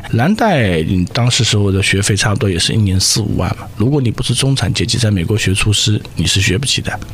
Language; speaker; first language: Chinese; native; Chinese